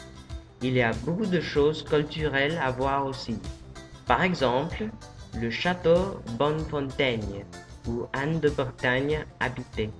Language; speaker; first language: French; non-native, learner; English